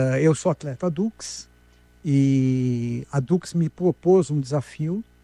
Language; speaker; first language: Portuguese; native; Portuguese